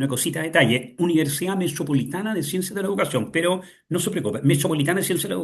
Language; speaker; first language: Spanish; native; Spanish